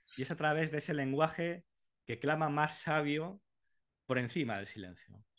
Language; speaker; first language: Spanish; native; Spanish